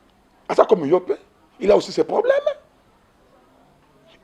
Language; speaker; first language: French; non-native, local second language; Lingala